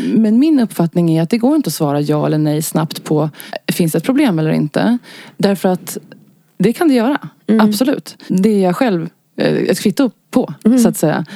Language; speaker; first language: Swedish; native; Swedish